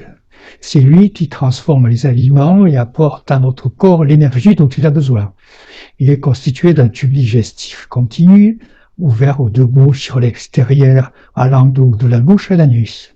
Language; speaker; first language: French; native; French